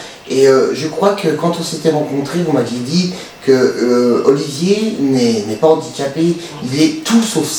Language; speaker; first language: French; native; French